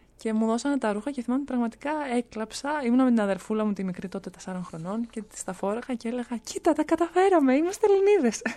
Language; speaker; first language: Greek; early bilingual, other home language; Romanian